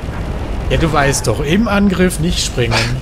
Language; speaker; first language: German; native; German